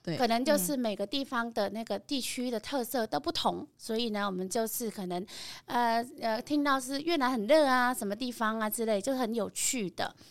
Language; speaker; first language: Chinese; non-native, fluent; Vietnamese